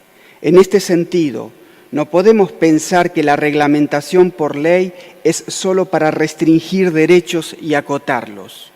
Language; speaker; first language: Spanish; native; Spanish